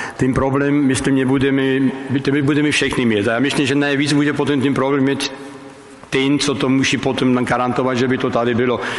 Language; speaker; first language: Czech; non-native, fluent; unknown